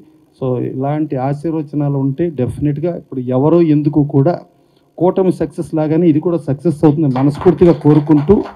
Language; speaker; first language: Telugu; native; Telugu